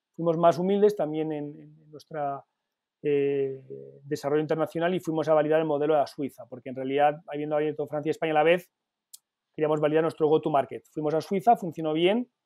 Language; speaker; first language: Spanish; early bilingual, heritage; Spanish